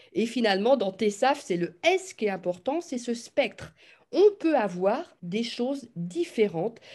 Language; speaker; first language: French; native; French